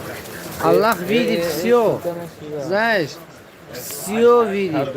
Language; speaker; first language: Russian; non-native, fluent; Tajik